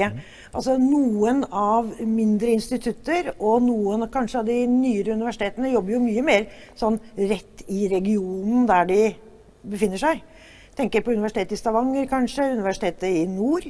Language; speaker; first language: Norwegian; native; Norwegian